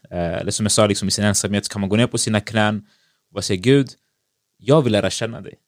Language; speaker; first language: Swedish; early bilingual, other home language; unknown